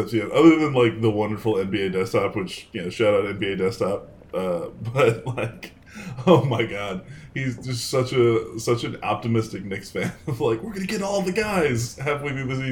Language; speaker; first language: English; native; English